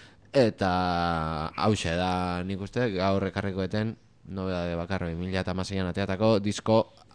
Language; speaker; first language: Basque; native; Basque